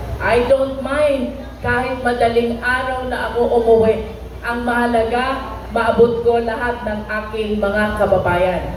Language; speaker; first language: Filipino; native; Filipino